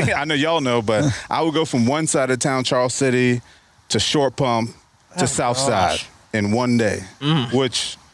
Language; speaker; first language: English; native; English